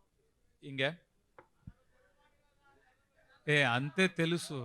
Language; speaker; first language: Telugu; non-native, learner; Tamil